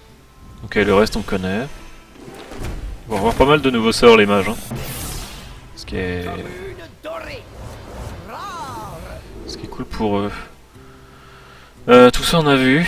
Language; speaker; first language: French; native; French